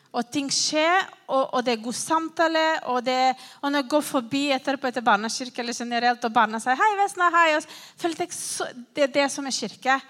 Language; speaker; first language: Norwegian; non-native, fluent; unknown